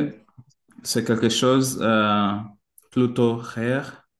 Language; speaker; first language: French; non-native, learner; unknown